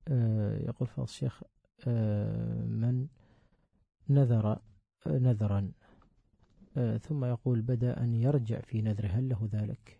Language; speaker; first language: Arabic; native; Arabic